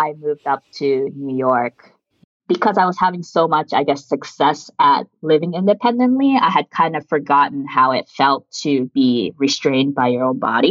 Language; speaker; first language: English; early bilingual, other home language; Japanese